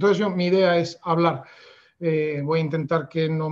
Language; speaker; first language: Spanish; native; Spanish